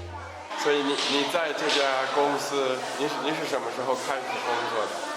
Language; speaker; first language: Chinese; non-native, fluent; English